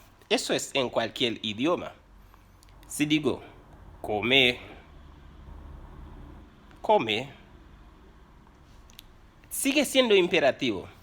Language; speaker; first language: Spanish; non-native, fluent; Haitian Creole